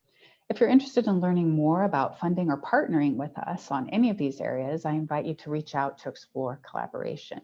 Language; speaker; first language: English; native; English